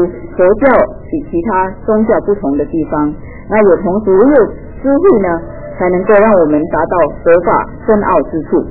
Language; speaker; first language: Chinese; native; Chinese